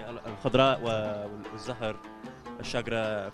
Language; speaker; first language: Arabic; non-native, learner; English